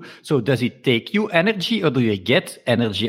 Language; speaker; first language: English; non-native, fluent; Dutch